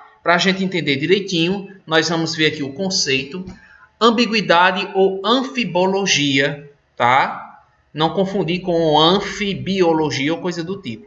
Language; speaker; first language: Portuguese; native; Portuguese